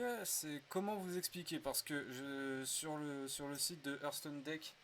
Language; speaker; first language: French; native; French